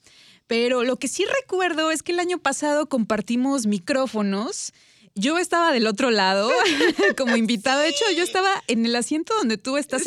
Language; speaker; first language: Spanish; native; Spanish